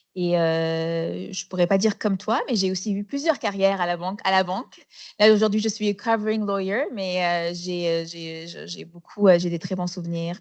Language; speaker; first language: French; non-native, local second language; Arabic